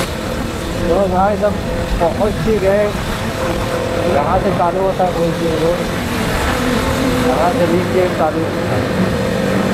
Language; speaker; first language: Hindi; native; Hindi